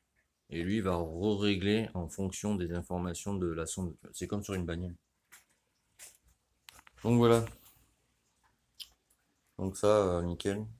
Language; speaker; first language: French; native; French